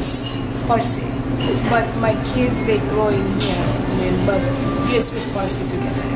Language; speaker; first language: English; non-native, learner; Persian